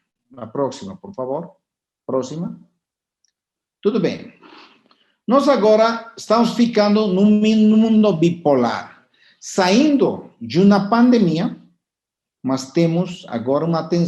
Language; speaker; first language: Portuguese; non-native, fluent; Spanish